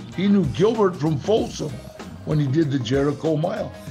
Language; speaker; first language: English; native; English